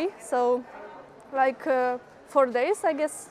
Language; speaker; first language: English; non-native, fluent; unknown